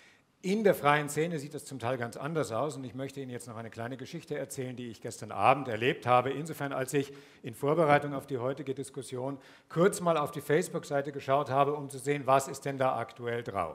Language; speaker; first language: German; native; German